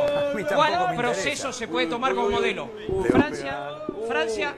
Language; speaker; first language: Spanish; native; Spanish